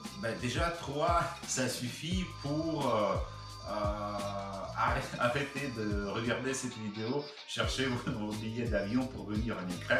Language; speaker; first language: French; non-native, fluent; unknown